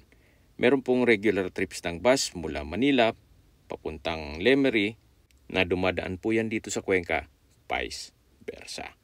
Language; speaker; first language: Filipino; native; Filipino